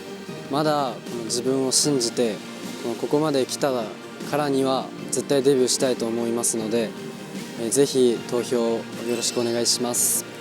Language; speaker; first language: Japanese; native; Japanese